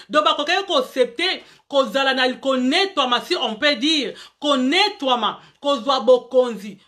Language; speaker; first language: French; non-native, local second language; Lingala